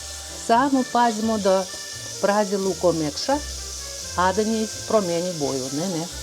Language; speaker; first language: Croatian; non-native, fluent; Russian